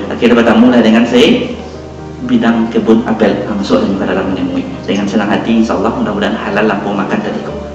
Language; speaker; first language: Malay; non-native, local second language; Minangkabau